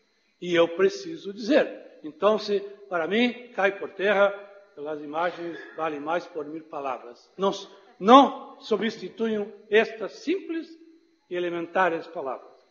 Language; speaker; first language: Portuguese; non-native, fluent; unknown